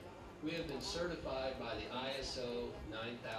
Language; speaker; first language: English; non-native, learner; Thai